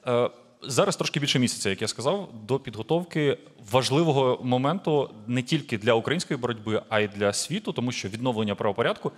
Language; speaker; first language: Ukrainian; native; Ukrainian